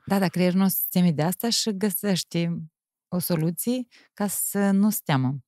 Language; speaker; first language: Romanian; native; Romanian